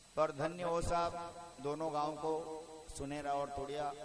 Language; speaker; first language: Hindi; native; Hindi